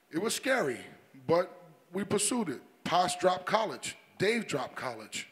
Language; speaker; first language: English; native; English